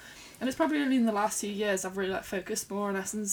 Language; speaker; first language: English; native; English